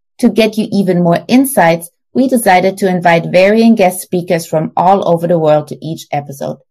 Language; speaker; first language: English; non-native, fluent; German